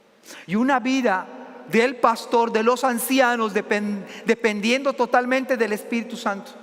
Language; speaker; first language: Spanish; native; Spanish